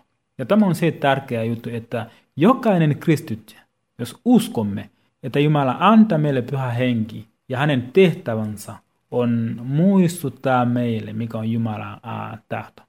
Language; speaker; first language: Finnish; non-native, fluent; Swahili